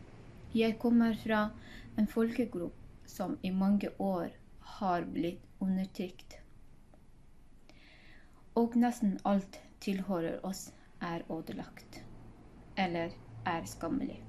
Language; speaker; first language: Norwegian; non-native, fluent; Hazaragi